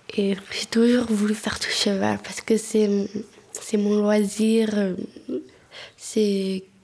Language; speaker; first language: French; non-native, fluent; Spanish